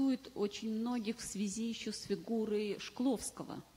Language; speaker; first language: Russian; native; Russian